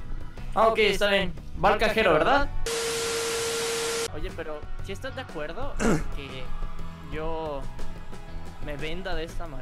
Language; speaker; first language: Spanish; native; Spanish